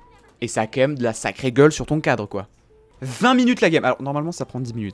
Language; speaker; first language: French; native; French